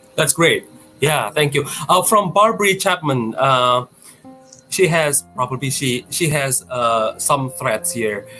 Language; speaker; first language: English; non-native, fluent; Indonesian